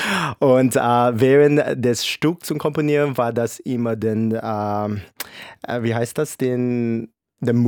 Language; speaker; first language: German; non-native, fluent; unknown